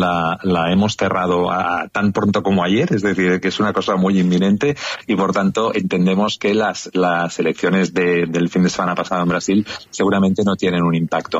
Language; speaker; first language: Spanish; native; Spanish